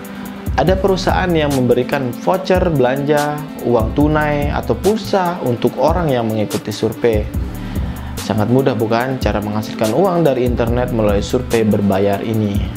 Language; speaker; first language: Indonesian; native; Indonesian